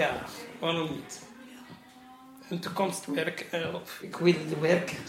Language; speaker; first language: Dutch; non-native, learner; Arabic